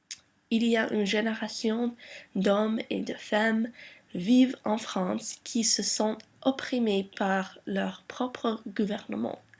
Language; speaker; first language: French; non-native, learner; English